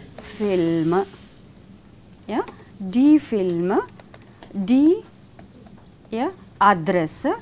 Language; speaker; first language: German; non-native, fluent; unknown